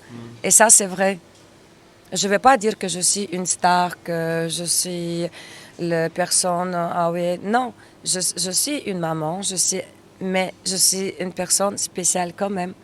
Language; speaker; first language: French; non-native, learner; Russian